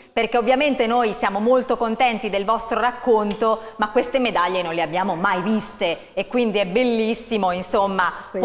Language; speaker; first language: Italian; native; Italian